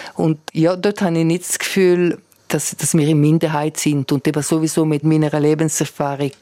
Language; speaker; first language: German; native; German